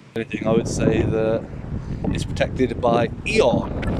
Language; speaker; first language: English; native; English